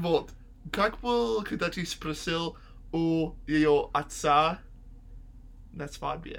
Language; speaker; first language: Russian; non-native, learner; English